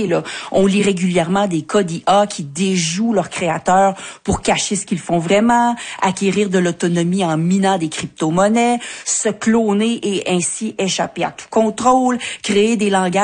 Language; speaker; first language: French; native; French